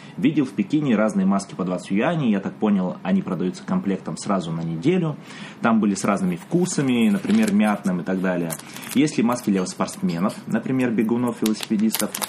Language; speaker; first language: Russian; native; Russian